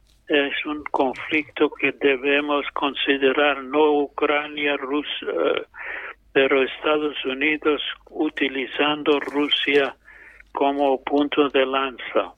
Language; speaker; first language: Spanish; non-native, fluent; English